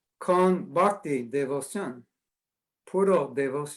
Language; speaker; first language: Spanish; non-native, learner; English